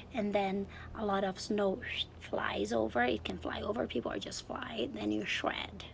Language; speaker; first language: English; non-native, fluent; Portuguese